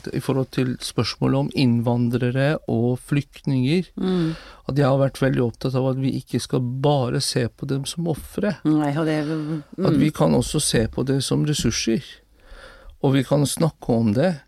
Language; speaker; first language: Norwegian; non-native, fluent; Persian